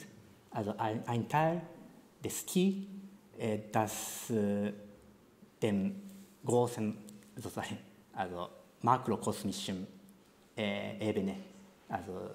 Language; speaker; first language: German; non-native, fluent; Japanese